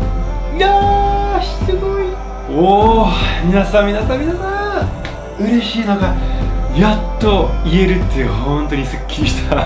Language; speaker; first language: Japanese; non-native, fluent; French